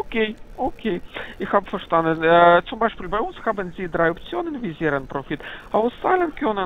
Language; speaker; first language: German; non-native, fluent; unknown